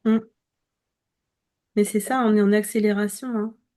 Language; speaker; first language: French; native; French